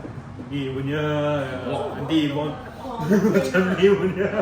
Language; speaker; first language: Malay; non-native, local second language; Chinese